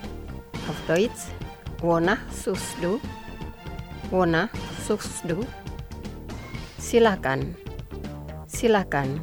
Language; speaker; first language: German; non-native, fluent; Indonesian